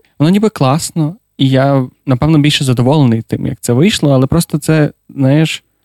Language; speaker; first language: Ukrainian; non-native, local second language; Russian